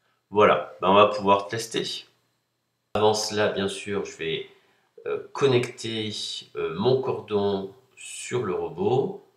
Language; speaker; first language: French; native; French